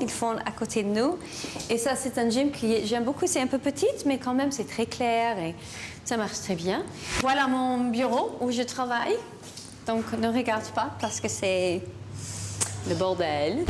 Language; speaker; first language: French; non-native, learner; English